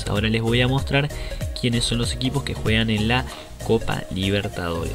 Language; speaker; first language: Spanish; native; Spanish